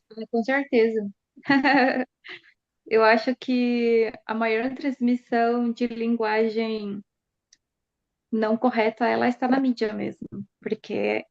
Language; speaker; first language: Portuguese; non-native, fluent; Spanish